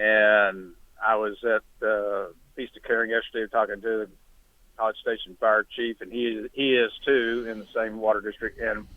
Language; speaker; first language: English; native; English